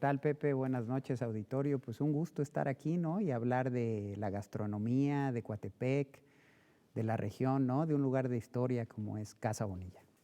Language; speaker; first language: Spanish; native; Spanish